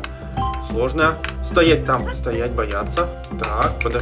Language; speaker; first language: Russian; native; Russian